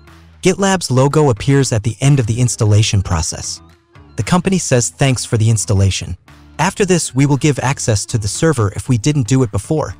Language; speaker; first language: English; non-native, fluent; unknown